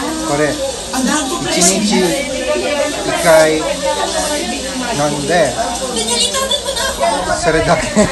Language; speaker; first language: Japanese; non-native, learner; Filipino